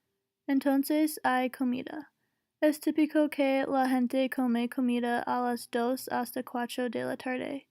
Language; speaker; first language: Spanish; non-native, learner; English